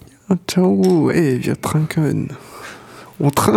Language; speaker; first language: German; non-native, learner; French